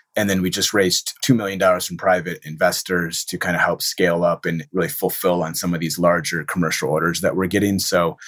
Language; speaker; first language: English; native; English